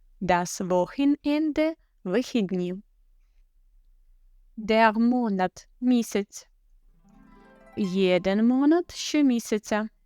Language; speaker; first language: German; non-native, fluent; Ukrainian